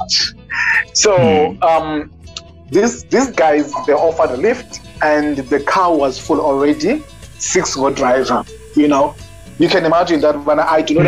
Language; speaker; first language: English; non-native, local second language; Xhosa